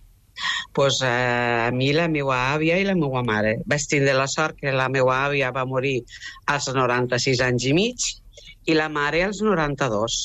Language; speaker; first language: Catalan; native; Catalan